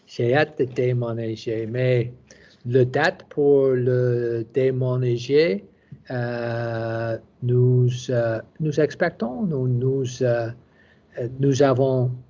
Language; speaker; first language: French; non-native, learner; English